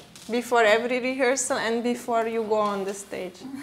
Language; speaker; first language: English; non-native, fluent; Hungarian